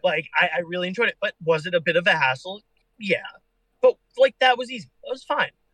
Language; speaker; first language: English; native; English